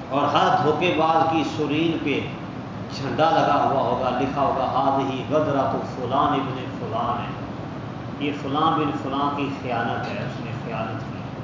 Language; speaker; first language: Urdu; non-native, local second language; Punjabi